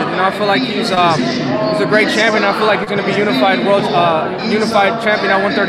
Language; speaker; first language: English; early bilingual, other home language; Spanish